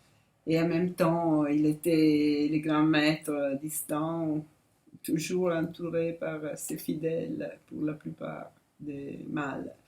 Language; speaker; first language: French; non-native, fluent; Italian